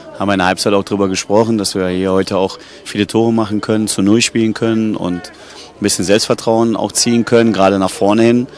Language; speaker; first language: German; native; German